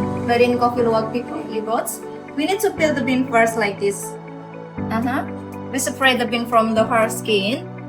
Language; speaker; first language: English; non-native, learner; Indonesian